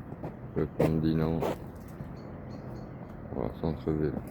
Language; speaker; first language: French; native; French